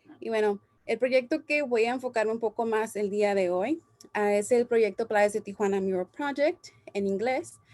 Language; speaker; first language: Spanish; early bilingual, heritage; Spanish